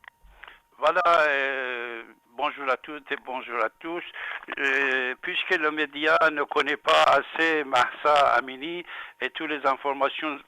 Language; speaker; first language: French; non-native, fluent; Persian